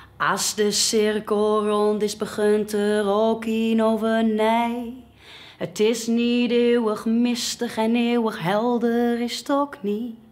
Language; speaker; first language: Dutch; native; Dutch